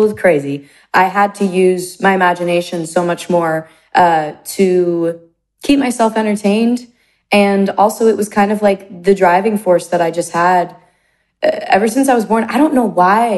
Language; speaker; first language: English; native; English